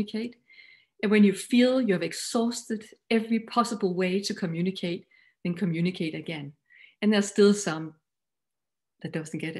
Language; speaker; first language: English; non-native, fluent; Danish